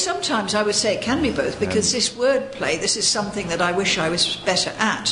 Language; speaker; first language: English; native; English